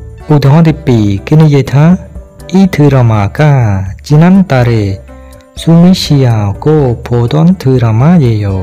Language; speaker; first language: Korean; non-native, fluent; Khmer